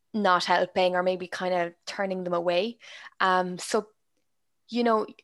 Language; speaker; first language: English; native; English